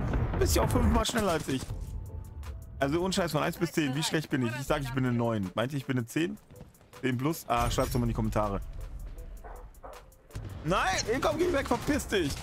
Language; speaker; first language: German; native; German